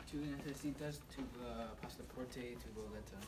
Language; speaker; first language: Spanish; non-native, learner; English